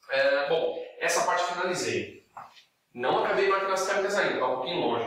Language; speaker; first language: Portuguese; native; Portuguese